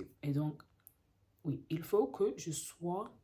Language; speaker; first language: French; non-native, learner; English